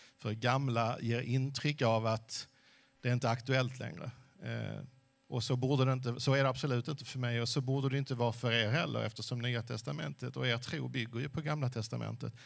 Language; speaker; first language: Swedish; early bilingual, other home language; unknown